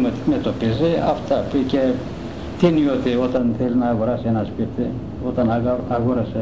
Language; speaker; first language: Greek; non-native, local second language; Turkish